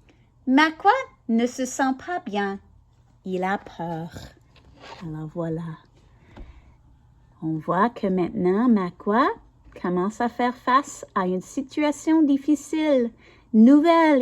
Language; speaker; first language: French; non-native, learner; English